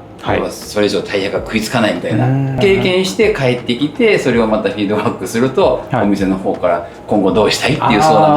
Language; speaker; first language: Japanese; native; Japanese